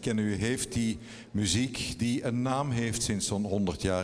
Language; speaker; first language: Dutch; native; Dutch